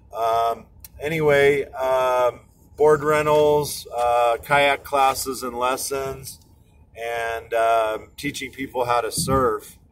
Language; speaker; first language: English; native; English